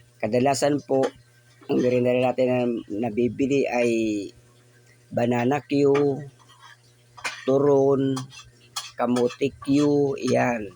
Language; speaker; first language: Filipino; non-native, local second language; Bikol